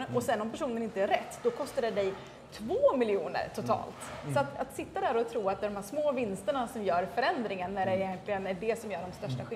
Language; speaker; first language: Swedish; native; Swedish